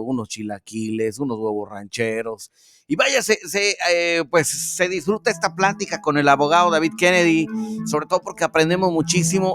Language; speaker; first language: Spanish; native; Spanish